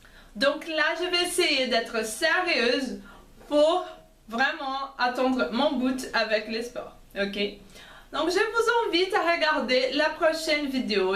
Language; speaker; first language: French; non-native, fluent; Portuguese